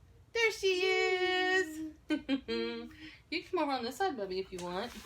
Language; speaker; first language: English; native; English